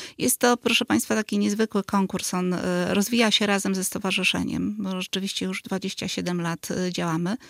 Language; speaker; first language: Polish; native; Polish